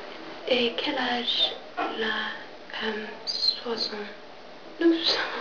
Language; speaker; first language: French; non-native, learner; English